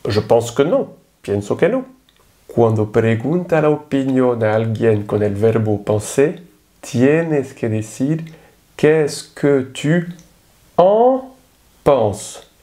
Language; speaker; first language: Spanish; non-native, fluent; French